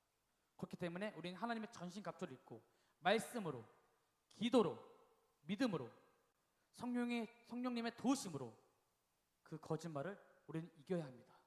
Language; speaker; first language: Korean; native; Korean